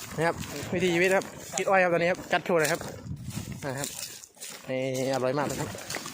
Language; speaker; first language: Thai; non-native, local second language; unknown